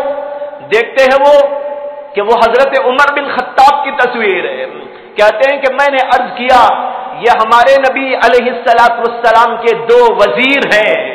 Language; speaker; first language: Urdu; native; Urdu